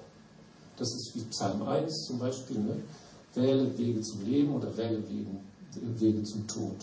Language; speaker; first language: German; native; German